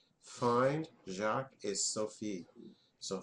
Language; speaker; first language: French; non-native, fluent; English